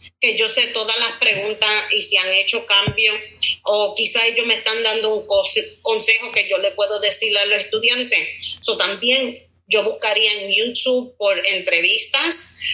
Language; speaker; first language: Spanish; early bilingual, heritage; Spanish